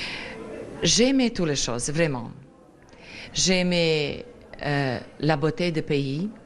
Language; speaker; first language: French; non-native, fluent; Serbian